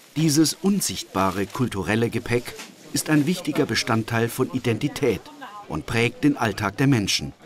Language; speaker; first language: German; native; German